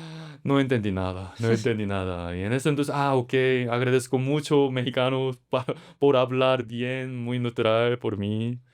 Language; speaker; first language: Spanish; non-native, learner; Korean